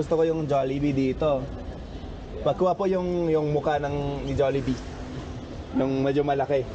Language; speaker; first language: Filipino; non-native, fluent; English